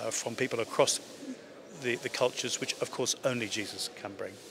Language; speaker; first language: English; native; English